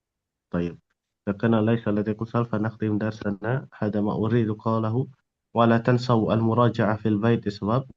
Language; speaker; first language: Arabic; non-native, fluent; Indonesian